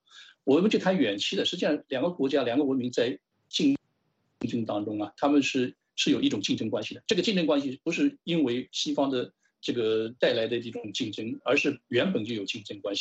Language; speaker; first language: Chinese; native; Chinese